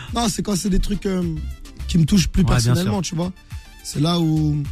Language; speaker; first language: French; native; French